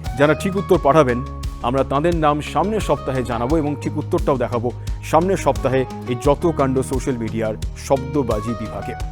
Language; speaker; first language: Bangla; native; Bangla